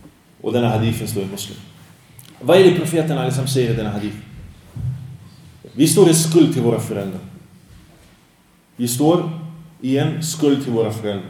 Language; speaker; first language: Swedish; early bilingual, other home language; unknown